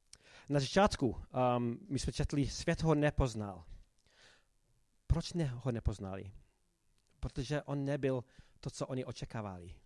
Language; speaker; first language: Czech; non-native, fluent; English